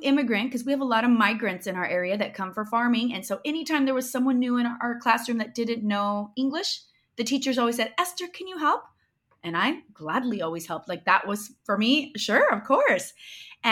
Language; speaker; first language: English; early bilingual, other home language; Spanish